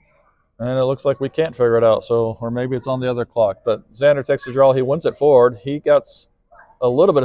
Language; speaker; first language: English; native; English